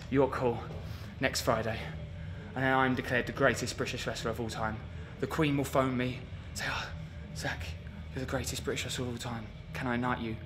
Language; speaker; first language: English; native; English